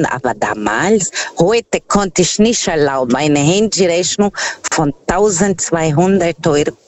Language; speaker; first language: German; non-native, fluent; Portuguese